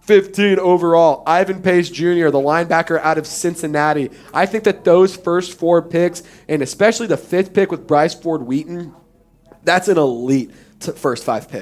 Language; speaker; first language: English; native; English